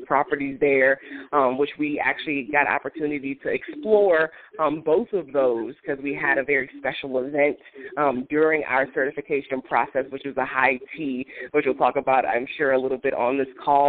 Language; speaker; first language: English; native; English